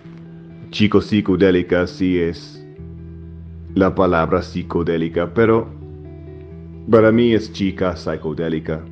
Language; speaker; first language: Spanish; non-native, learner; English